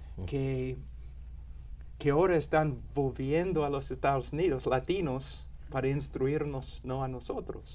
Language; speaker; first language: Spanish; non-native, fluent; English